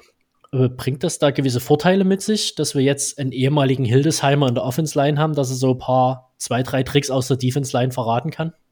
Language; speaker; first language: German; native; German